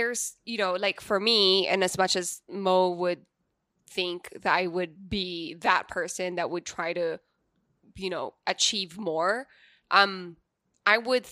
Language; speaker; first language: English; non-native, local second language; Pampanga